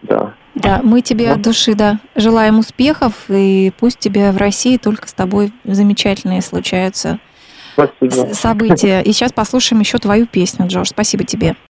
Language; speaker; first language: Russian; native; Russian